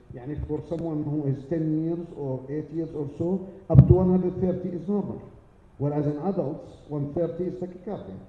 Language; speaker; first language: English; non-native, fluent; Arabic